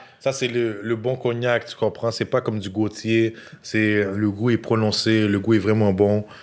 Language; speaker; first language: French; native; French